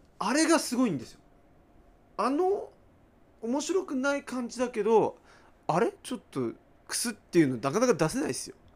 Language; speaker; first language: Japanese; native; Japanese